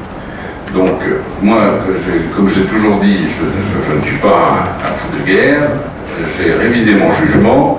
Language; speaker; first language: French; native; French